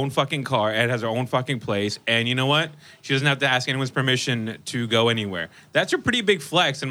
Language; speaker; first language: English; non-native, local second language; Urdu